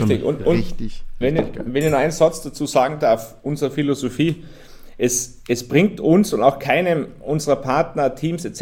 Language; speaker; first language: German; native; German